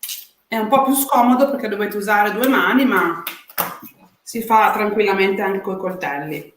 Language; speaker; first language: Italian; native; Italian